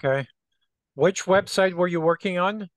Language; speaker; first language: English; native; English